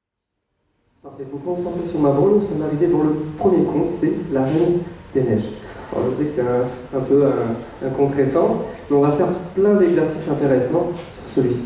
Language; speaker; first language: French; native; French